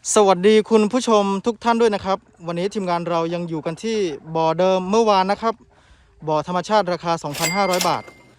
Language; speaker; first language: Thai; native; Thai